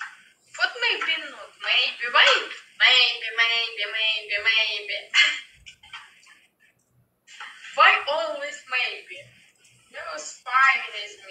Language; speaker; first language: English; non-native, learner; Russian